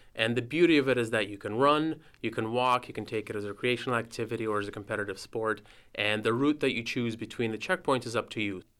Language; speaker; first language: English; non-native, fluent; Russian